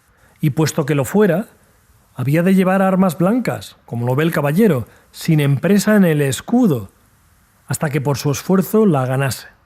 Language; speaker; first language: Spanish; native; Spanish